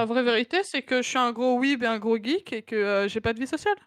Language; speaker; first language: French; native; French